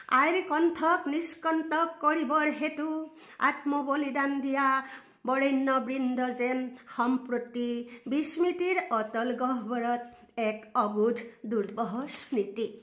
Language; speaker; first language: Assamese; native; Assamese